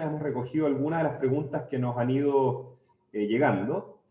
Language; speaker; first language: Spanish; native; Spanish